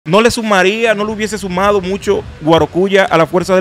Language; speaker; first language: Spanish; native; Spanish